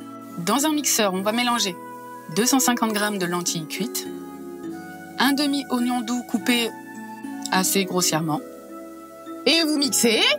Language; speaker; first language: French; native; French